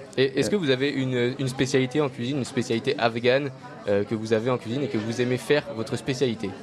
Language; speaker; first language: French; native; French